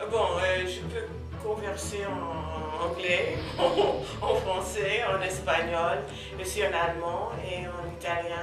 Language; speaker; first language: French; non-native, fluent; English